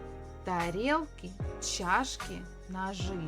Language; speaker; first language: Russian; non-native, fluent; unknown